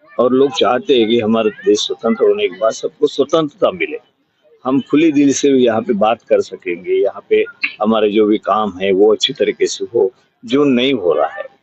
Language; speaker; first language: Hindi; non-native, local second language; Marathi